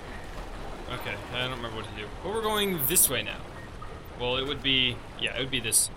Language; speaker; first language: English; native; English